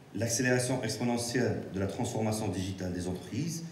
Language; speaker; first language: French; non-native, local second language; Arabic